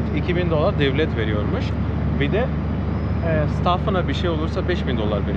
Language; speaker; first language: Turkish; non-native, fluent; Bangla